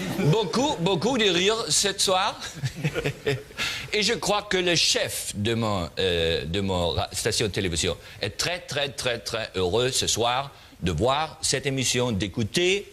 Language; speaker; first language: French; non-native, learner; German